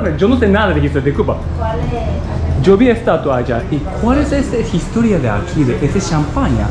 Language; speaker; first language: Spanish; non-native, learner; Japanese